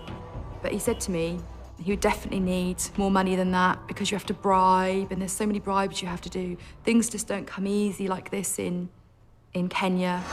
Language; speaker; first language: English; native; English